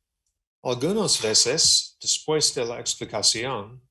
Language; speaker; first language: Spanish; non-native, learner; English